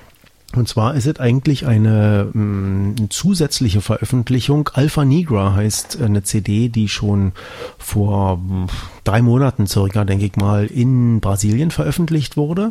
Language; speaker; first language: German; native; German